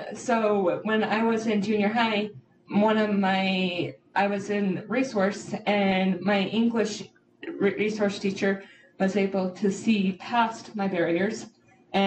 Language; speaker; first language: English; native; English